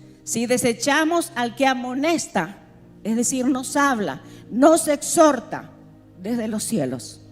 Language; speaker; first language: Spanish; native; Spanish